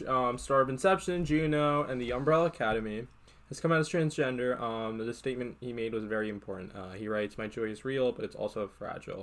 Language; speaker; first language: English; native; English